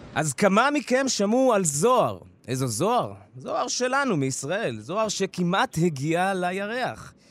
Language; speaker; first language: Hebrew; early bilingual, other home language; Russian